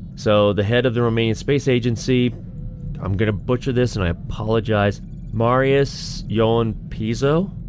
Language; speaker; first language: English; native; English